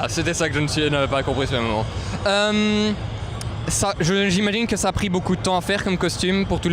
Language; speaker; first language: French; native; French